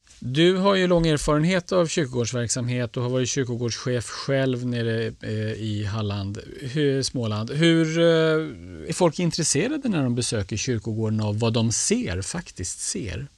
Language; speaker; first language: Swedish; native; Swedish